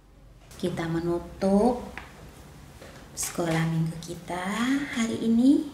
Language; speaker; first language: Indonesian; native; Indonesian